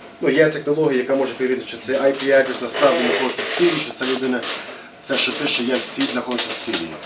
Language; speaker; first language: Ukrainian; early bilingual, heritage; English